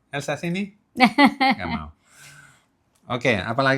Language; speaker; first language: Indonesian; non-native, learner; Catalan